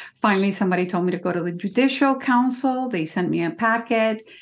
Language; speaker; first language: English; early bilingual, other home language; Spanish